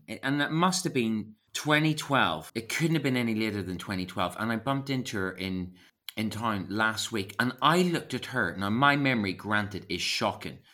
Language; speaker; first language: English; native; English